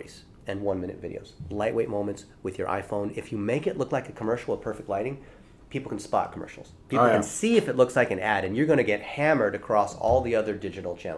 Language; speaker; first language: English; early bilingual, other home language; Chinese